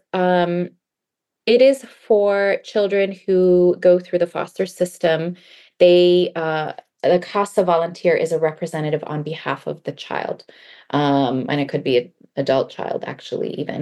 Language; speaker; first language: English; early bilingual, other home language; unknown